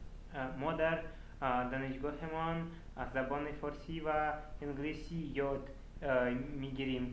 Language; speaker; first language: Persian; non-native, learner; Russian